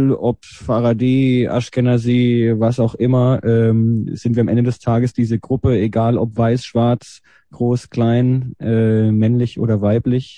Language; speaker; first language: German; native; German